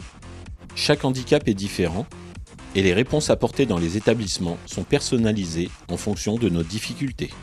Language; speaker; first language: French; native; French